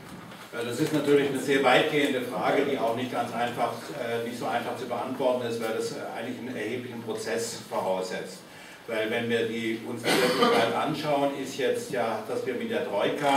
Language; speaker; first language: German; native; German